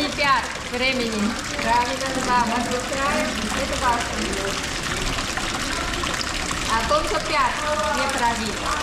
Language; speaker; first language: Russian; non-native, learner; Vietnamese